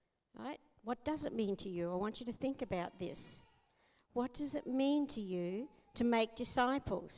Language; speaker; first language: English; native; English